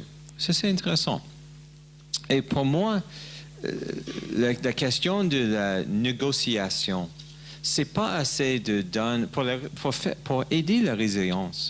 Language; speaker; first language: French; non-native, learner; English